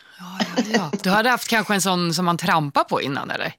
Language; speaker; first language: Swedish; native; Swedish